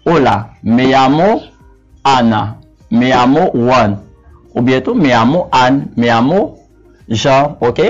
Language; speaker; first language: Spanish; non-native, learner; Haitian Creole